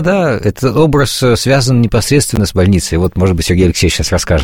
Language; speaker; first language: Russian; native; Russian